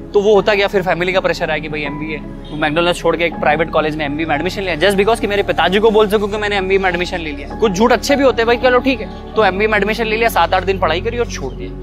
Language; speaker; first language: Hindi; native; Hindi